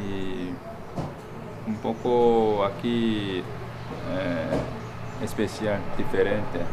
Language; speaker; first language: Spanish; non-native, fluent; Korean